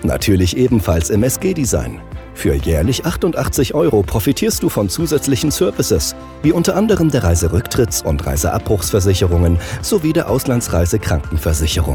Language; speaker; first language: German; native; German